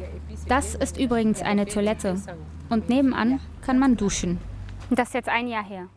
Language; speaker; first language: German; native; German